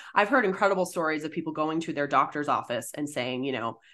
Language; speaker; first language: English; native; English